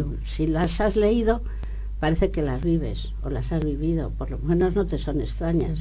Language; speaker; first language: Spanish; native; Spanish